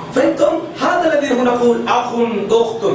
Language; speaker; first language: Arabic; non-native, fluent; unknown